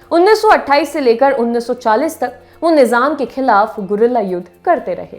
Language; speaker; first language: Hindi; native; Hindi